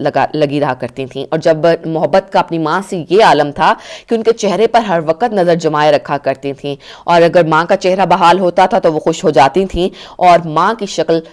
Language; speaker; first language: Urdu; native; Urdu